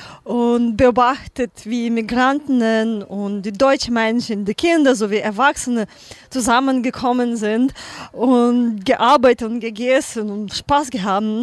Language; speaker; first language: German; non-native, learner; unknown